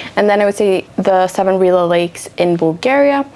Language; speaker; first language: English; non-native, fluent; Swedish